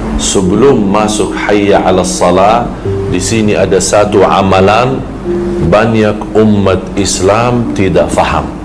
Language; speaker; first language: Malay; non-native, fluent; Arabic